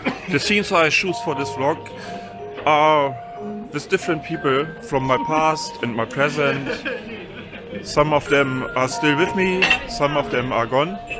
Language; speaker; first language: English; non-native, learner; German